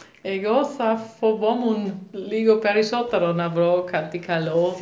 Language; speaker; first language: Greek; non-native, learner; German